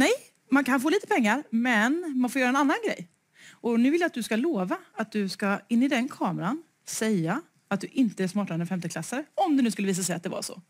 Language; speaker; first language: Swedish; native; Swedish